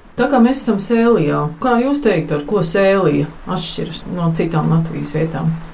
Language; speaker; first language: Latvian; native; Latvian